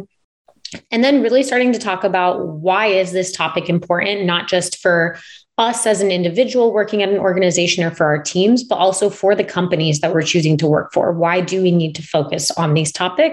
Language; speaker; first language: English; native; English